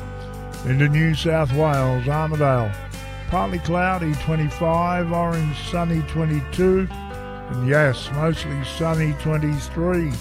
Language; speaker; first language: English; native; English